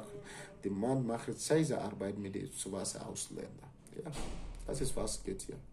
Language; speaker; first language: German; non-native, learner; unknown